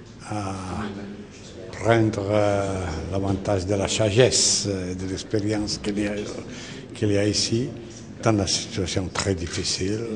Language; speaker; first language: French; non-native, fluent; Italian